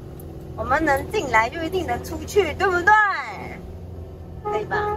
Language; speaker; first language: Chinese; native; Chinese